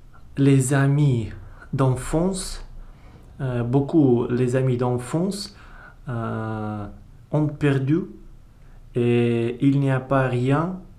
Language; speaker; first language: French; non-native, learner; Russian